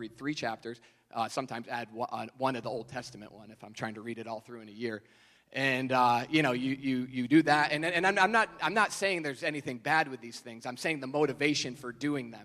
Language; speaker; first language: English; native; English